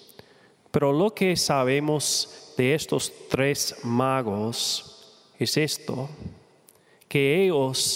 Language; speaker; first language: Spanish; non-native, fluent; English